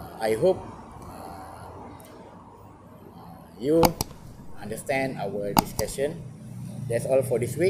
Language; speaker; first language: English; non-native, learner; Malay